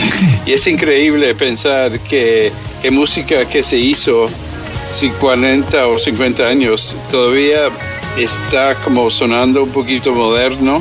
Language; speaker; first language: Spanish; early bilingual, heritage; English